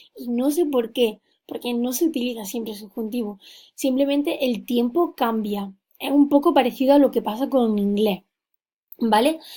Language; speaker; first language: Spanish; native; Spanish